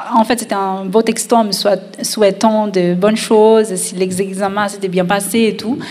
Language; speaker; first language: French; non-native, fluent; Portuguese